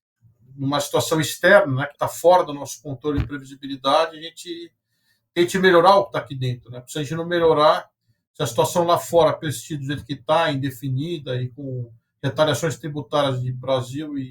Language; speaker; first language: Portuguese; native; Portuguese